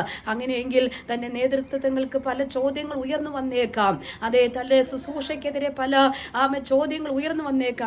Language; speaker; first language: Malayalam; native; Malayalam